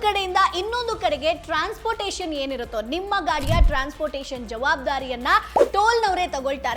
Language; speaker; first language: Kannada; native; Kannada